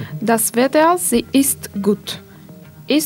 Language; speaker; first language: German; non-native, learner; Russian